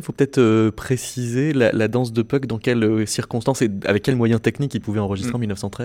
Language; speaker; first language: French; native; French